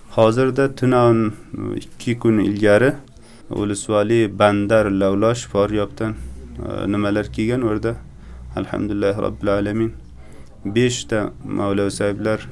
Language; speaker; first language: Uzbek; native; Uzbek